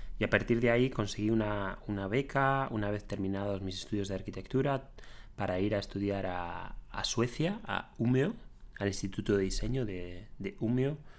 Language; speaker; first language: Spanish; native; Spanish